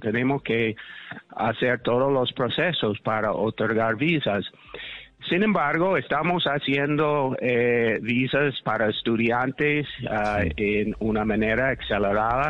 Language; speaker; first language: Spanish; non-native, fluent; English